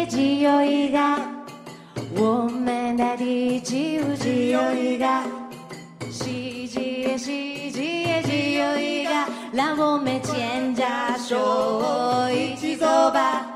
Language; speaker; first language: Chinese; non-native, fluent; Japanese